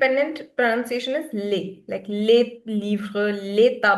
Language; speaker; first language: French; non-native, fluent; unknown